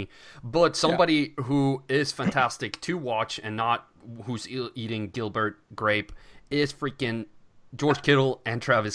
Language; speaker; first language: English; non-native, fluent; Swedish